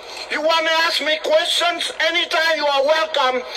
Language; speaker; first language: English; non-native, learner; Spanish